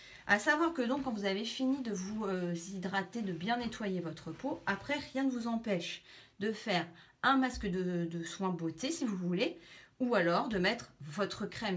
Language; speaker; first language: French; native; French